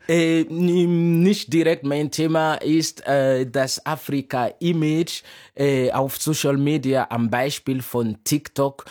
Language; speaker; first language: German; non-native, fluent; Mossi